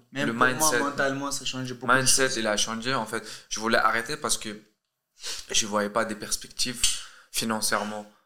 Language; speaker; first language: French; early bilingual, other home language; Russian